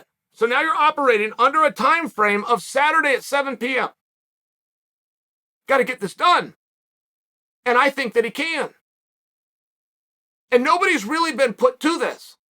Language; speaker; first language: English; native; English